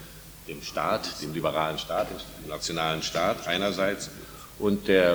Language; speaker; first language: German; native; German